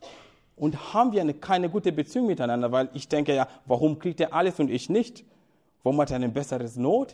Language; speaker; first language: German; non-native, fluent; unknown